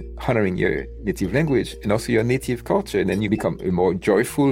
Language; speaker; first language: English; non-native, fluent; Haitian Creole